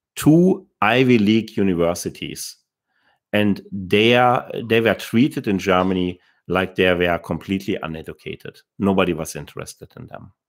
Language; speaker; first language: English; non-native, fluent; German